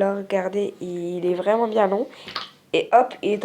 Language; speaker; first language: French; native; French